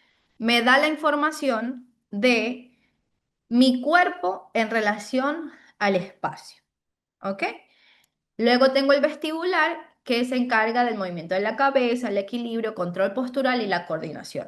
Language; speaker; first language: Spanish; native; Spanish